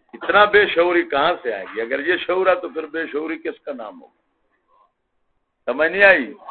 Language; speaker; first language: Urdu; native; Urdu